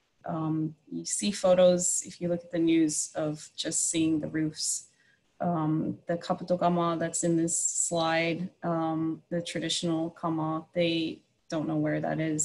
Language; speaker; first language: English; non-native, fluent; Japanese